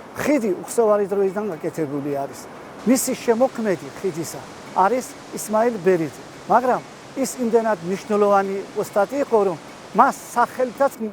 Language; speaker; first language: Georgian; native; Georgian